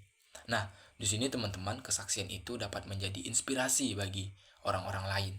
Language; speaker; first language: Indonesian; native; Indonesian